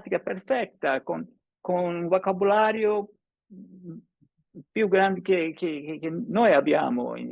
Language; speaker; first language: Italian; non-native, fluent; English